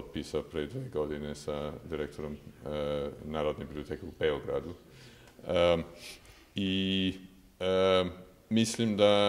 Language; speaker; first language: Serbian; non-native, fluent; English